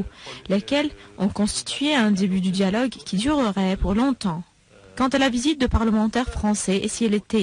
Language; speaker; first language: French; non-native, fluent; Arabic